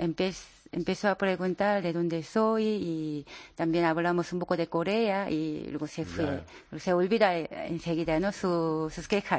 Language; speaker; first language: Spanish; non-native, learner; Korean